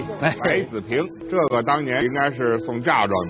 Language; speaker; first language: Chinese; native; Chinese